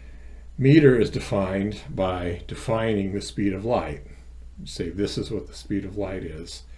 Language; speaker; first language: English; native; English